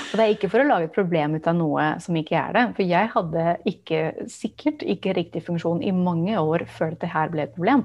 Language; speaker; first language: Norwegian; non-native, fluent; English